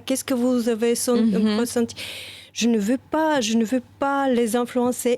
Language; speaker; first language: French; non-native, fluent; Bulgarian